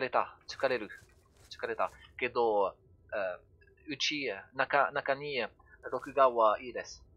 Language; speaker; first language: Japanese; non-native, learner; French